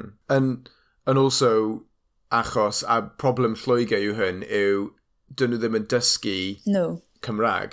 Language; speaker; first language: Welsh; non-native, local second language; English